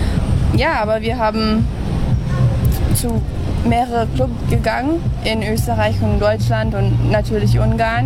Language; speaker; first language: German; early bilingual, heritage; English